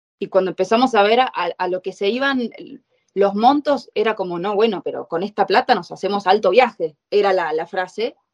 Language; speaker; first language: Spanish; native; Spanish